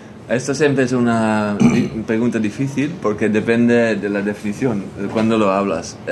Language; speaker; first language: Spanish; non-native, fluent; Dutch